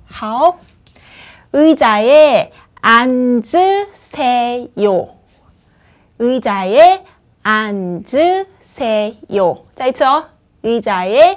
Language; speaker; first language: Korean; non-native, fluent; Chinese